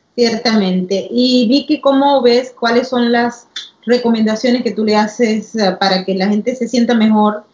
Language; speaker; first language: Spanish; native; Spanish